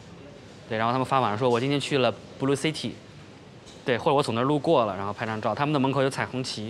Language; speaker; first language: Chinese; native; Chinese